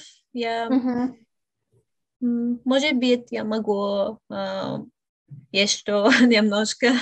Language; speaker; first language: Russian; non-native, learner; Bulgarian